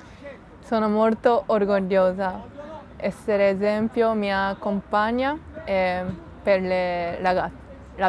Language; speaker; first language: Italian; non-native, learner; Japanese